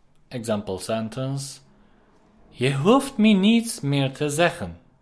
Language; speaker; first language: Dutch; non-native, learner; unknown